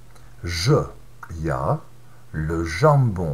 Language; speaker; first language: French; non-native, fluent; Serbian